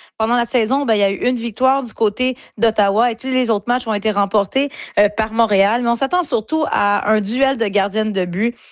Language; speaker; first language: French; native; French